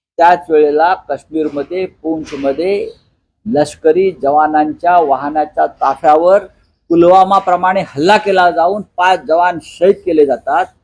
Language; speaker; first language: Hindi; non-native, local second language; Marathi